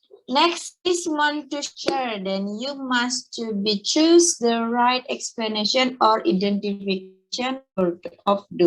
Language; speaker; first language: English; non-native, learner; Indonesian